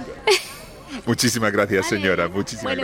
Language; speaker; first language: Spanish; non-native, fluent; English